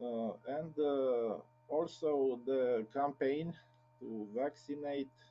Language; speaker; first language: English; non-native, learner; Romanian